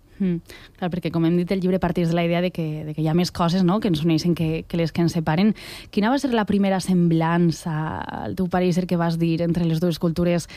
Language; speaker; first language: Catalan; native; Catalan